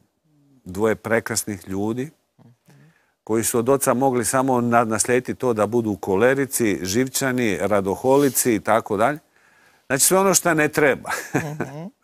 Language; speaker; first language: Croatian; native; Croatian